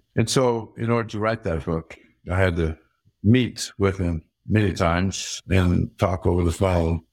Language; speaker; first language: English; early bilingual, other home language; Dutch